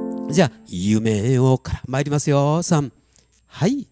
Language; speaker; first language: Japanese; native; Japanese